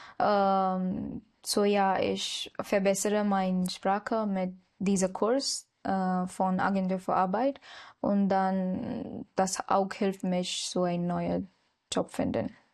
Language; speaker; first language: German; non-native, learner; Marathi